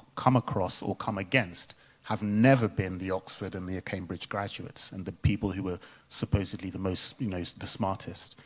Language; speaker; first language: English; native; English